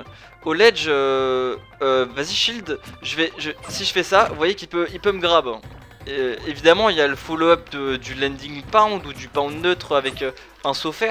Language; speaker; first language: French; native; French